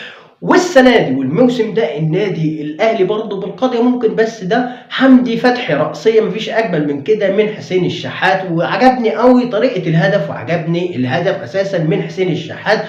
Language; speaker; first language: Arabic; native; Arabic